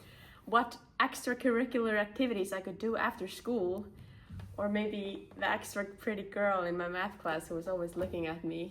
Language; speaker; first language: English; non-native, learner; Icelandic